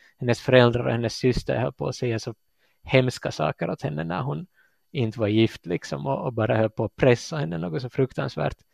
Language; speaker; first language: Swedish; native; Swedish